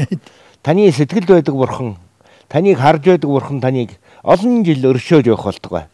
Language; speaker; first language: Mongolian; native; Mongolian